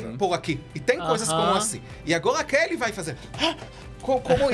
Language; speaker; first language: Portuguese; non-native, learner; Hebrew